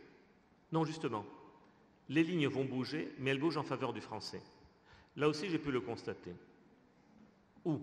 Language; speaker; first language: French; native; French